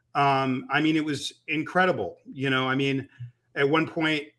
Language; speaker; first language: English; native; English